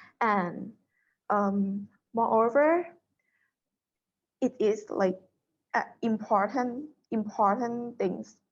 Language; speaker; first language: English; non-native, learner; Thai